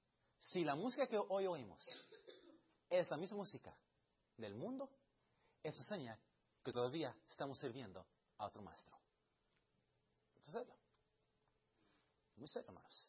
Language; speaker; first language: Spanish; early bilingual, heritage; Spanish